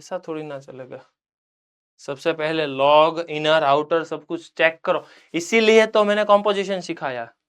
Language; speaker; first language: Hindi; non-native, local second language; Gujarati